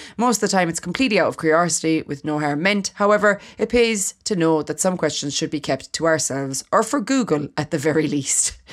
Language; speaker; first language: English; native; English